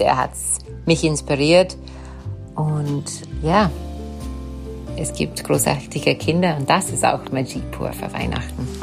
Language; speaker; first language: German; non-native, fluent; English